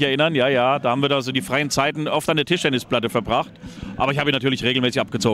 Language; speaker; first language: German; native; German